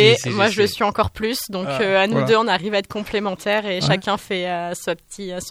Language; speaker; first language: French; native; French